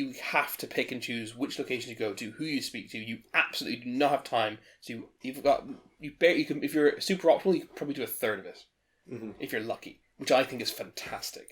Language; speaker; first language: English; native; English